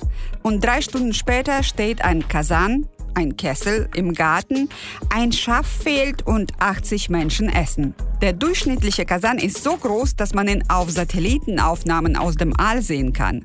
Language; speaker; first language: German; non-native, fluent; Uzbek